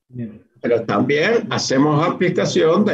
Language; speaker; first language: Spanish; native; Spanish